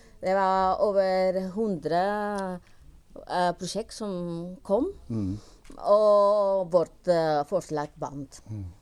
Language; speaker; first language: Norwegian; non-native, learner; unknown